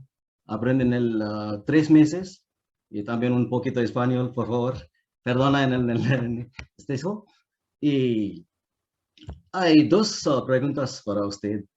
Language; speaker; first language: Spanish; non-native, learner; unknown